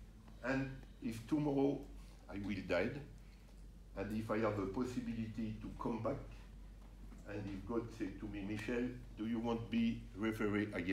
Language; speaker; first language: English; non-native, learner; French